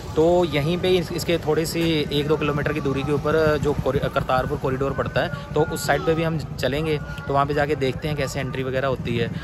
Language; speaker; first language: Hindi; non-native, local second language; Punjabi